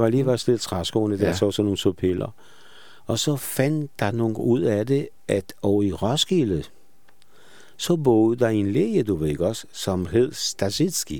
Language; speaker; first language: Danish; non-native, fluent; Polish